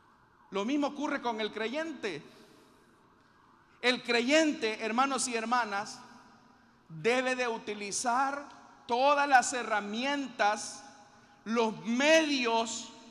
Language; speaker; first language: Spanish; native; Spanish